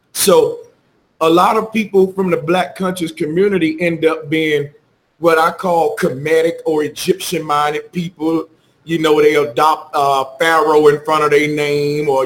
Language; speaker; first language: English; native; English